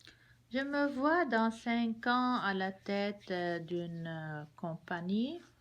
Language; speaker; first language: French; non-native, local second language; Arabic